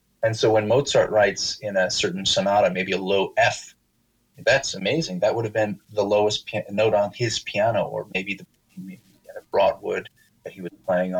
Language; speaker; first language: English; native; English